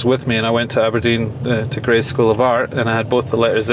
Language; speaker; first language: English; native; English